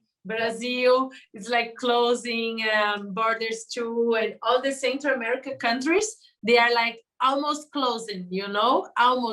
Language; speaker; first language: English; non-native, learner; Portuguese